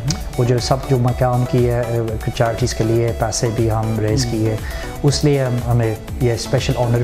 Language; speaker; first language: Hindi; early bilingual, heritage; Hindi